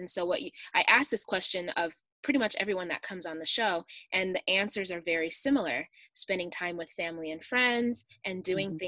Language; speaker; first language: English; native; English